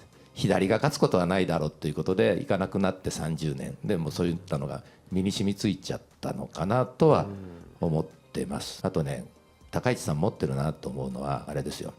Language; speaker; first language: Japanese; native; Japanese